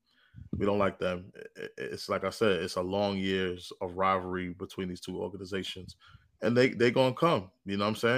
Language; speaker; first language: English; native; English